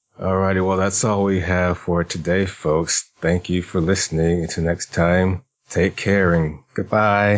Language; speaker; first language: English; native; English